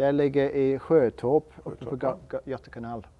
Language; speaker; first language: Swedish; non-native, learner; English